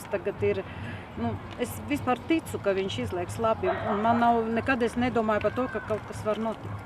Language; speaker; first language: Latvian; non-native, local second language; Russian